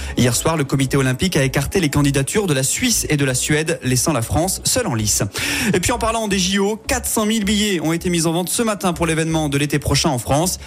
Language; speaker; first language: French; native; French